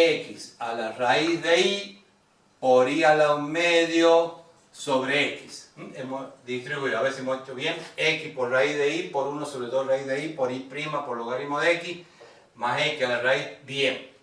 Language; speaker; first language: Spanish; native; Spanish